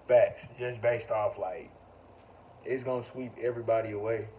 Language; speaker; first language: English; native; English